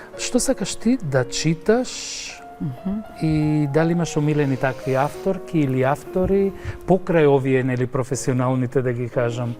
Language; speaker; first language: Macedonian; native; Macedonian